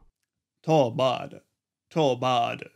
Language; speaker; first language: Persian; non-native, learner; German